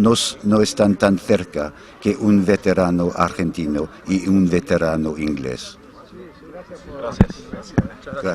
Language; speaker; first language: Spanish; non-native, fluent; English